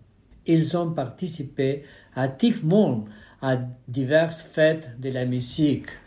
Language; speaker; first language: French; non-native, fluent; Spanish